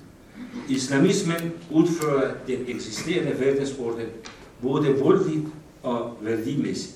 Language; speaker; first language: Danish; non-native, fluent; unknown